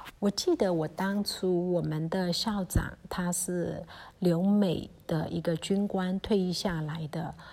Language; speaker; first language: Chinese; early bilingual, heritage; Chinese